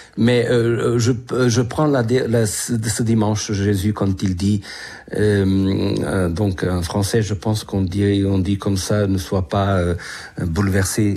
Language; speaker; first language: French; non-native, fluent; Portuguese